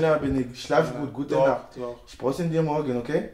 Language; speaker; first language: German; non-native, learner; French